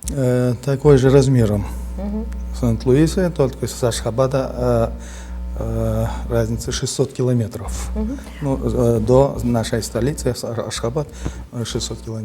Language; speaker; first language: Russian; non-native, fluent; Turkmen